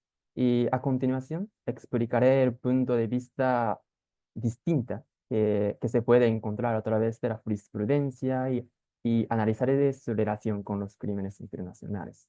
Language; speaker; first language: Spanish; non-native, fluent; Japanese